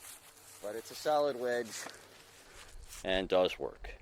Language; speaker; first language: English; native; English